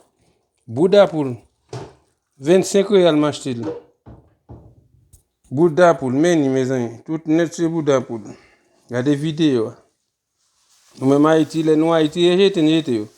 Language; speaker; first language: French; non-native, learner; Haitian Creole